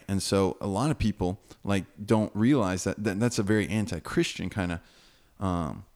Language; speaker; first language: English; native; English